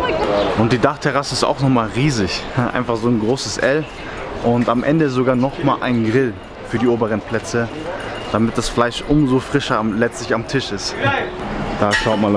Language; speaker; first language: German; native; German